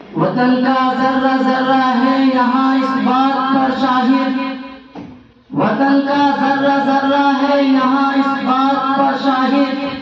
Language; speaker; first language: Urdu; non-native, local second language; Bangla